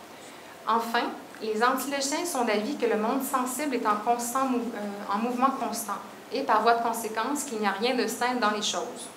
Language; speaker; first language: French; native; French